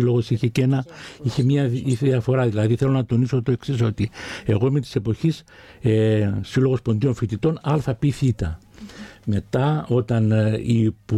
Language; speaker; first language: Greek; non-native, local second language; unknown